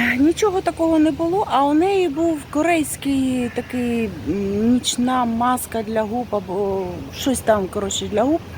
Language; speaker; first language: Ukrainian; native; Ukrainian